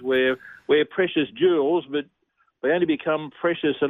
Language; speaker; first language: English; native; English